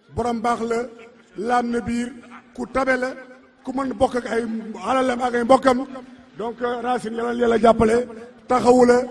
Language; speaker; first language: Wolof; non-native, local second language; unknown